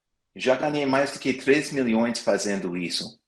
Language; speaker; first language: Portuguese; non-native, fluent; English